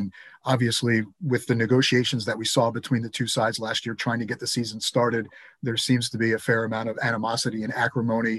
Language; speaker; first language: English; native; English